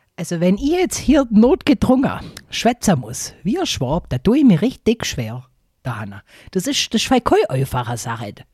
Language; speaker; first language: German; native; German